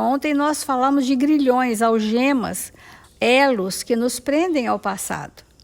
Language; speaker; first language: Portuguese; native; Portuguese